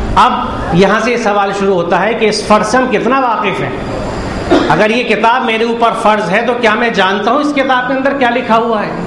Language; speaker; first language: Urdu; native; Urdu